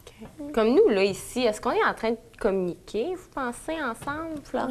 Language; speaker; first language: French; native; French